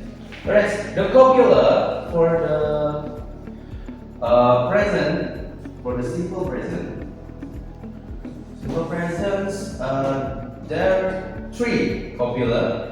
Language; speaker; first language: English; non-native, learner; Indonesian